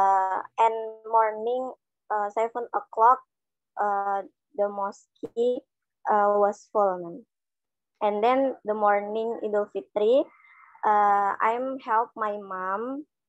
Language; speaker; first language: English; non-native, learner; Indonesian